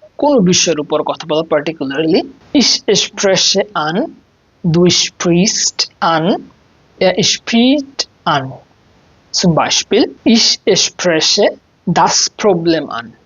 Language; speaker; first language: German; non-native, fluent; Bangla